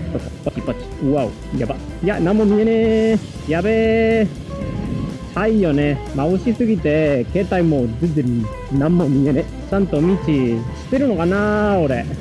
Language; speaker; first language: Japanese; non-native, fluent; Spanish